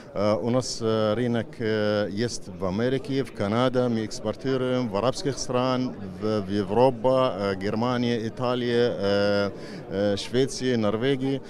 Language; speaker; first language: Russian; non-native, fluent; Arabic